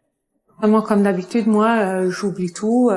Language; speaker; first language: French; non-native, fluent; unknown